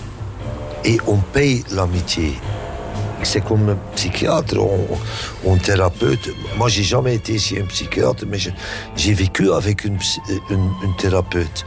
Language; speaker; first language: French; non-native, local second language; Dutch